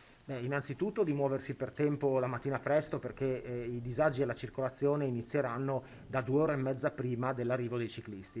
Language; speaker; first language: Italian; native; Italian